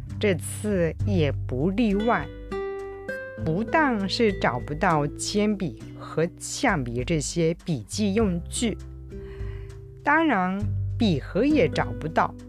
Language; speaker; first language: Chinese; non-native, fluent; Japanese